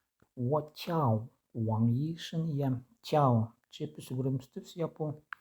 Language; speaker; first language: Chinese; non-native, learner; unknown